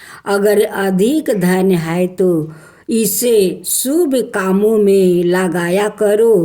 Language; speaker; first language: Hindi; native; Hindi